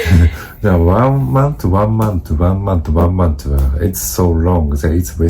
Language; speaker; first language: English; non-native, learner; Japanese